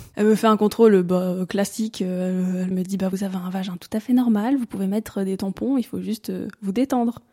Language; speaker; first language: French; native; French